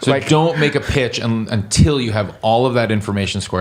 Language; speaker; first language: English; native; English